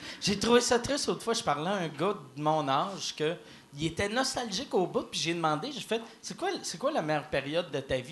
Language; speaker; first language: French; native; French